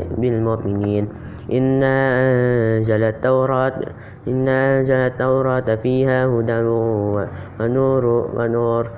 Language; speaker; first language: Arabic; non-native, learner; Indonesian